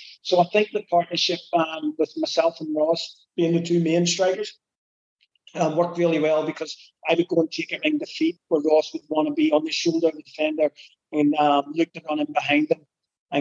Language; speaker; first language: English; native; English